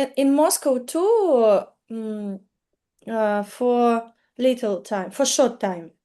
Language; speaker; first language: English; non-native, learner; Russian